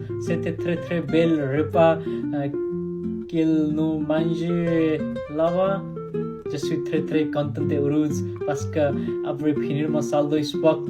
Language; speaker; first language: French; non-native, learner; Nepali